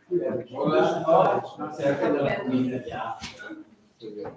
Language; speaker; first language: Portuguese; non-native, learner; English